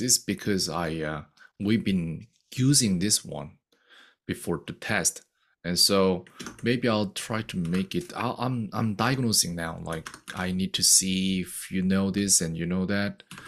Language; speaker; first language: English; non-native, fluent; Korean